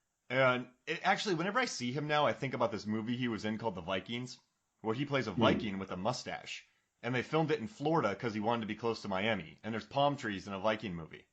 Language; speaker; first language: English; native; English